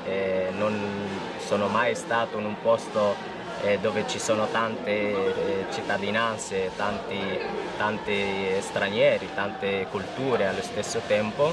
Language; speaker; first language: Italian; non-native, fluent; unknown